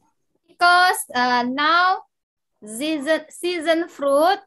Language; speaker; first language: English; non-native, learner; Indonesian